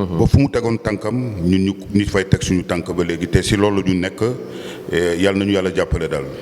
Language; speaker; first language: Wolof; non-native, local second language; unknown